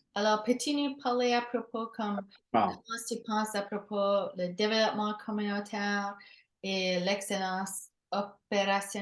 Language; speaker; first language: French; non-native, local second language; English